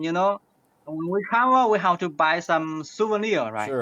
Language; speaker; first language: English; non-native, learner; Chinese